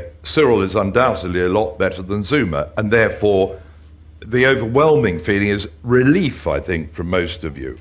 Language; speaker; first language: English; native; English